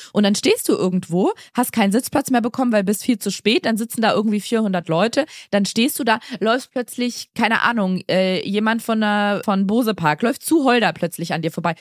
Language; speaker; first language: German; native; German